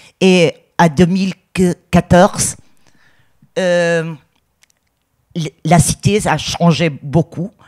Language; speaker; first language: French; non-native, learner; Portuguese